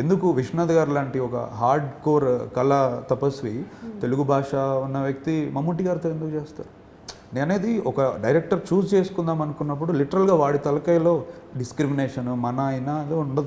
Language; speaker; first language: Telugu; native; Telugu